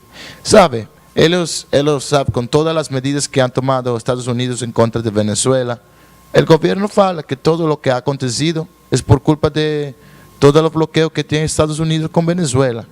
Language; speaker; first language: Portuguese; non-native, learner; Spanish